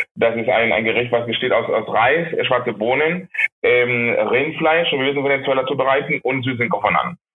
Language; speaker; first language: German; non-native, fluent; Spanish